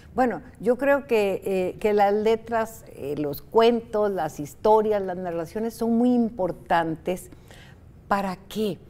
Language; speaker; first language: Spanish; native; Spanish